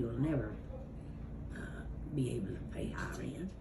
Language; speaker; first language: English; native; English